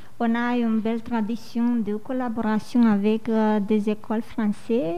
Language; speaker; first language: French; non-native, fluent; Romanian